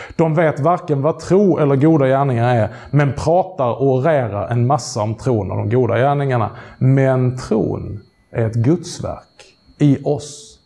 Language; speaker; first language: Swedish; native; Swedish